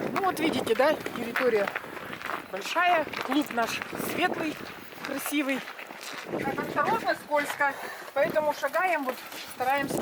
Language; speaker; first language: Russian; native; Russian